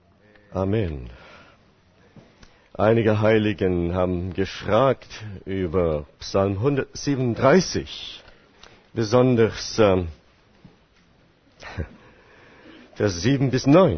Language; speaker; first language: German; non-native, fluent; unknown